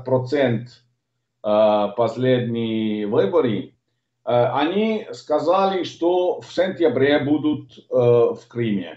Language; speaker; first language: Russian; non-native, learner; Italian